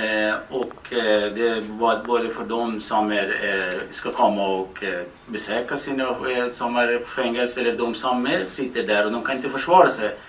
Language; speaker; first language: Swedish; non-native, fluent; Baluchi